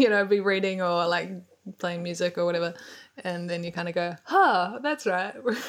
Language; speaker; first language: English; native; English